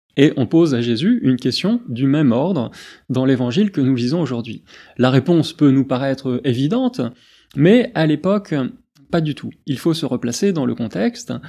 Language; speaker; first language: French; native; French